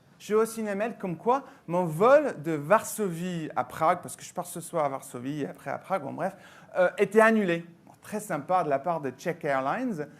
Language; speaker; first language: French; non-native, fluent; English